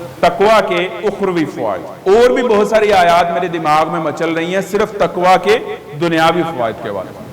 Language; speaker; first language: Urdu; native; Urdu